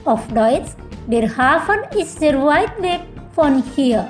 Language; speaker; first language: German; non-native, learner; Indonesian